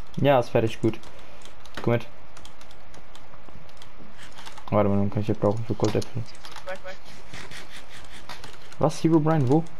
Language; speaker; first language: German; native; German